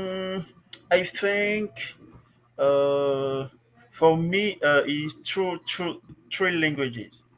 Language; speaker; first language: English; non-native, learner; French